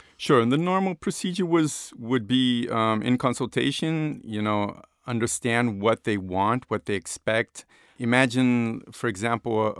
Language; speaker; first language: English; non-native, fluent; Portuguese